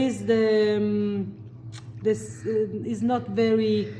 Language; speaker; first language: English; non-native, learner; Italian